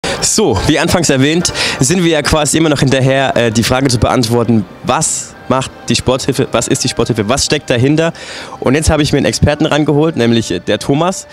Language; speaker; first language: German; native; German